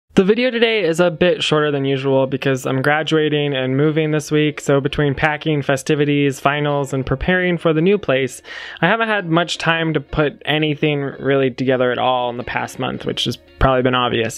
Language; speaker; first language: English; native; English